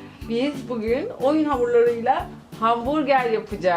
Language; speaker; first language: Turkish; native; Turkish